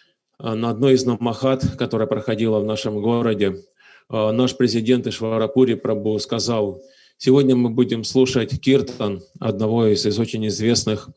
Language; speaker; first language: Russian; native; Russian